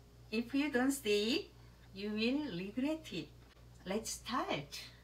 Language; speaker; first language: English; non-native, learner; Korean